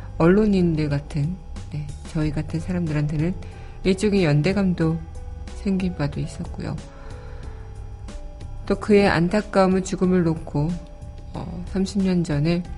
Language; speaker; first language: Korean; native; Korean